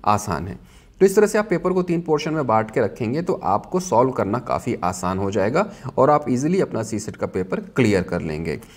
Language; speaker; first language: Hindi; native; Hindi